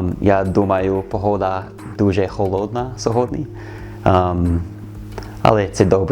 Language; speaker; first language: Ukrainian; non-native, learner; English